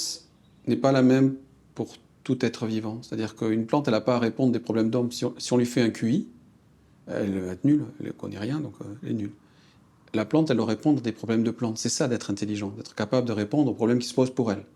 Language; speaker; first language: French; native; French